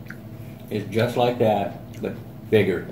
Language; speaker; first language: English; native; English